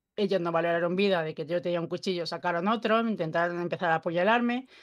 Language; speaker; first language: Spanish; native; Spanish